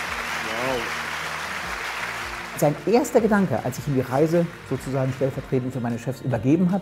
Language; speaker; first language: German; native; German